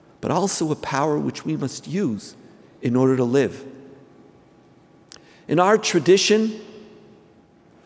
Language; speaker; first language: English; native; English